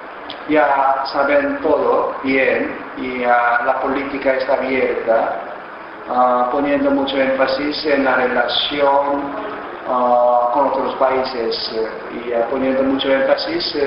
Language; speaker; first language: Spanish; non-native, fluent; Korean